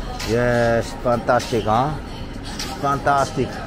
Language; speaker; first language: English; non-native, learner; Korean